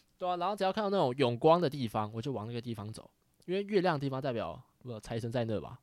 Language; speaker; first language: Chinese; native; Chinese